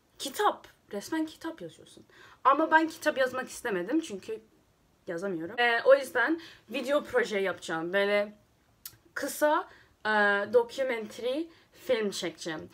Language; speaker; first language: Turkish; early bilingual, heritage; Turkish